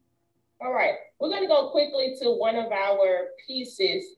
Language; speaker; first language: English; native; English